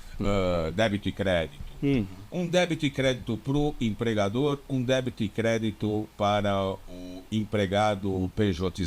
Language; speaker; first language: Portuguese; native; Portuguese